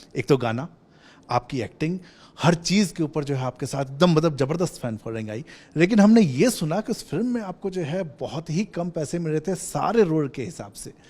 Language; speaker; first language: Hindi; native; Hindi